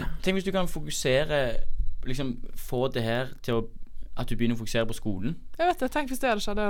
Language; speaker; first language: Norwegian; native; Norwegian